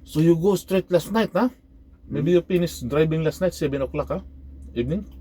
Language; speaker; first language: English; non-native, local second language; Filipino